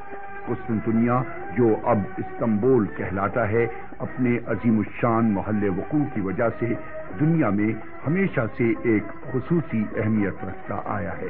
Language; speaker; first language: Urdu; native; Urdu